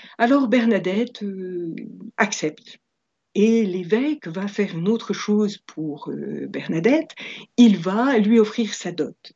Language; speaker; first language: French; native; French